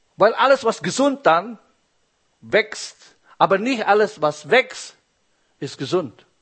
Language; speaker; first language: German; non-native, fluent; Indonesian